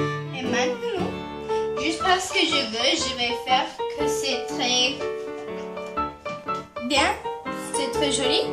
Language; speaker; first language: French; non-native, learner; English